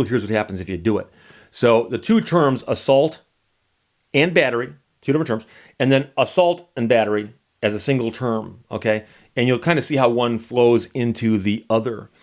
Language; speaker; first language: English; native; English